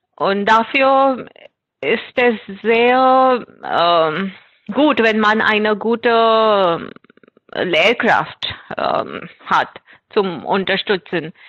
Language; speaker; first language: German; non-native, fluent; Marathi